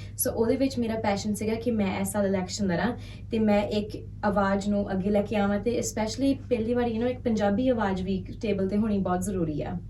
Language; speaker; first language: Punjabi; early bilingual, heritage; Punjabi